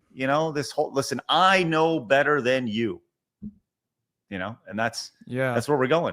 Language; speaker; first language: English; native; English